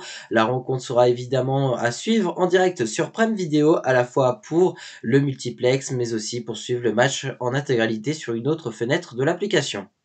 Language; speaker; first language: French; native; French